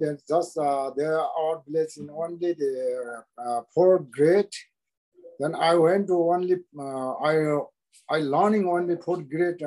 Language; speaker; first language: English; non-native, local second language; Sherpa